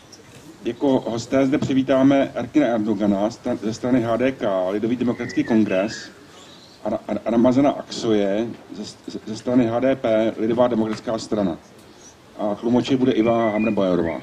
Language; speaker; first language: Czech; native; Czech